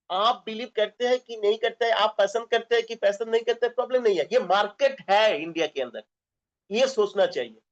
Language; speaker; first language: Hindi; non-native, local second language; Bangla